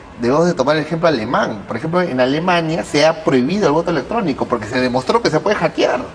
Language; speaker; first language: Spanish; native; Spanish